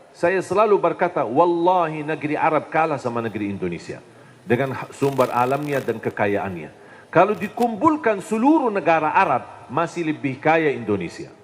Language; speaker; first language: Indonesian; non-native, fluent; Arabic